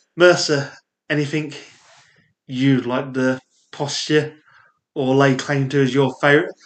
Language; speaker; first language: English; native; English